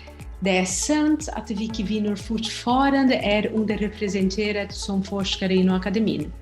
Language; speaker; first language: Swedish; non-native, fluent; Portuguese